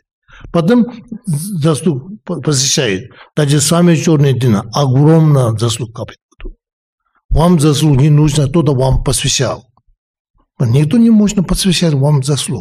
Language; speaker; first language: Russian; non-native, learner; Tibetan